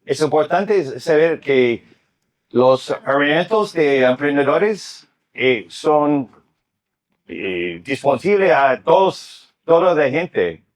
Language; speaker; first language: Spanish; non-native, learner; English